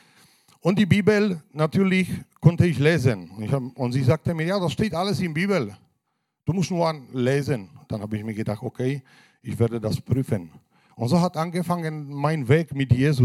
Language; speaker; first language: German; non-native, fluent; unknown